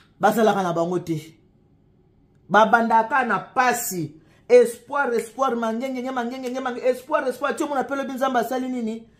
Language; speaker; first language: Lingala; native; Lingala